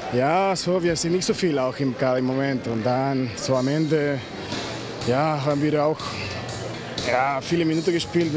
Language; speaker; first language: German; non-native, learner; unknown